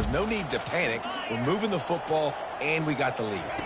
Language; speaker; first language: English; native; English